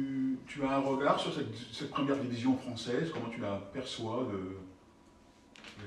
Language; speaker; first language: French; native; French